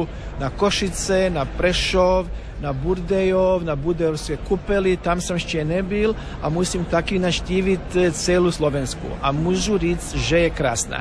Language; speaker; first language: Czech; non-native, learner; Croatian